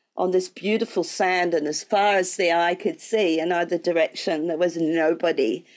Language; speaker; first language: English; native; English